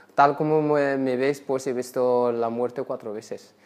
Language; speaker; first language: Spanish; non-native, fluent; Arabic